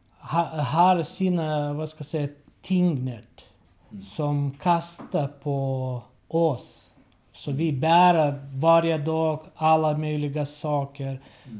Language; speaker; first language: Swedish; non-native, learner; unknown